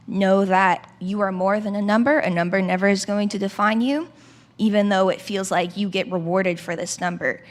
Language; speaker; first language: English; native; English